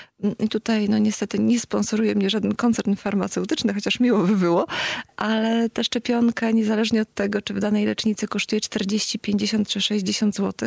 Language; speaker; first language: Polish; native; Polish